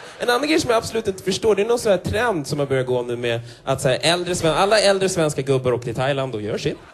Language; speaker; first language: Swedish; native; Swedish